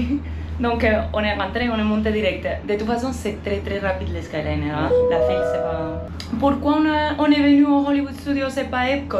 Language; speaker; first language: French; non-native, fluent; Spanish